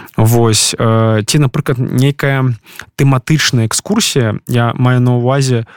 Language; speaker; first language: Belarusian; non-native, local second language; Russian